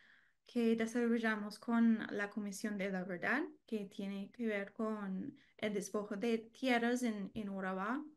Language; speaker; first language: Spanish; non-native, learner; English